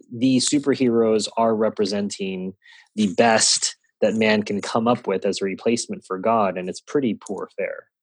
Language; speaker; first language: English; native; English